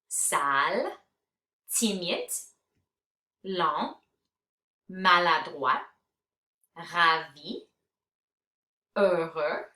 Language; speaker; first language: French; non-native, fluent; English